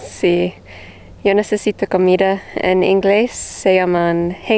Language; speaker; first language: Spanish; non-native, learner; English